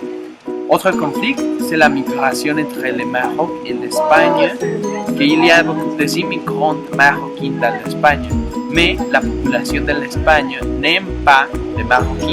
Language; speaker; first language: French; non-native, learner; Spanish